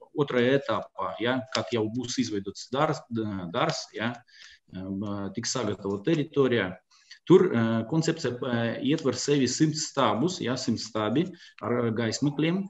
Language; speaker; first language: Latvian; non-native, local second language; Russian